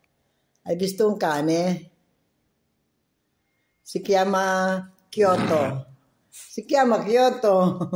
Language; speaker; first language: Italian; non-native, learner; Filipino